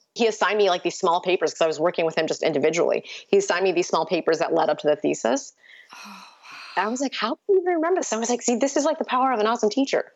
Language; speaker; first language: English; early bilingual, other home language; Urdu